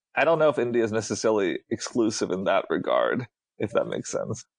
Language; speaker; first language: English; early bilingual, other home language; Hindi